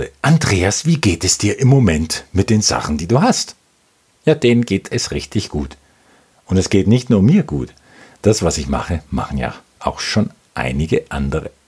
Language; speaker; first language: German; native; German